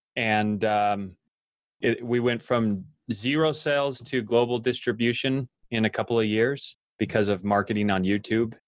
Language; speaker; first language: English; native; English